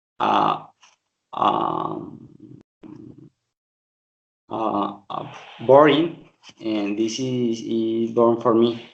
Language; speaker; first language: English; non-native, learner; Spanish